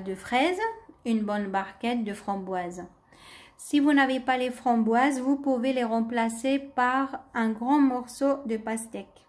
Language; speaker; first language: French; non-native, local second language; Arabic